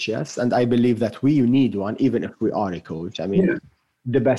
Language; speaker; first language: English; non-native, fluent; French